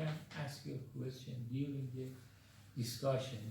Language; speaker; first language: English; non-native, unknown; Persian